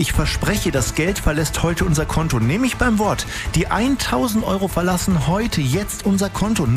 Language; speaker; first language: German; native; German